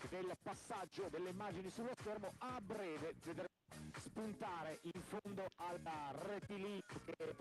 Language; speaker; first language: Italian; native; Italian